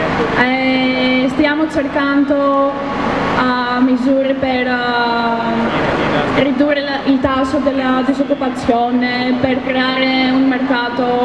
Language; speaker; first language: Italian; non-native, learner; Greek